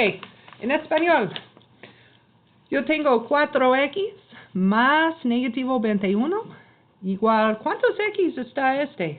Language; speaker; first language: Spanish; non-native, learner; English